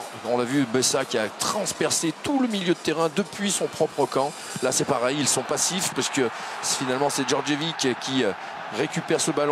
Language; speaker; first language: French; native; French